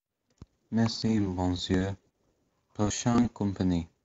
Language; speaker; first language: French; non-native, learner; English